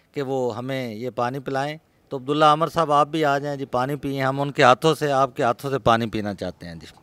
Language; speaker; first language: Urdu; non-native, local second language; Punjabi